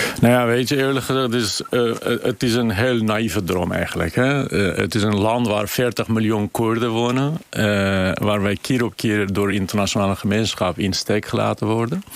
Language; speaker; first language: Dutch; non-native, fluent; Kurdish